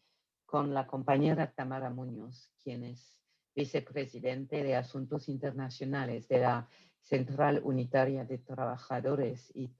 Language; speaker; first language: Spanish; non-native, fluent; French